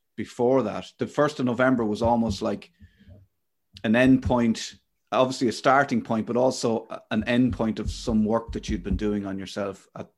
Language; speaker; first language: English; native; English